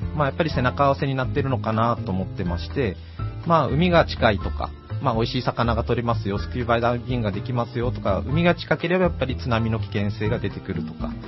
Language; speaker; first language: Japanese; native; Japanese